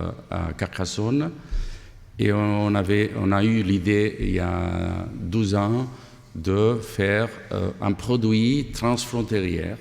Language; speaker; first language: French; non-native, fluent; Catalan